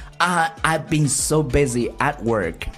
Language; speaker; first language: English; non-native, fluent; Chinese